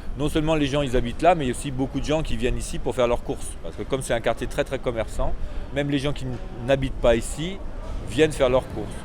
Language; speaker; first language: French; native; French